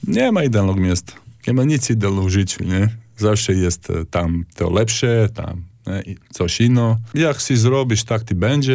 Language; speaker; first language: Polish; non-native, learner; Croatian